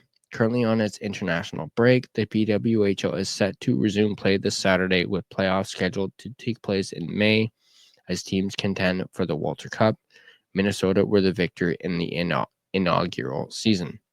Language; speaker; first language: English; native; English